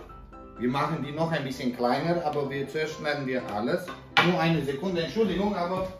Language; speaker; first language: German; non-native, fluent; Romanian